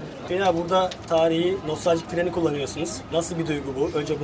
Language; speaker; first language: Turkish; native; Turkish